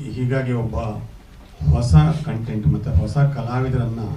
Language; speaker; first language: Kannada; native; Kannada